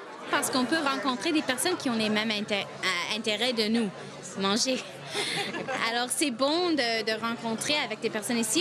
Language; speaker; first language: French; non-native, local second language; English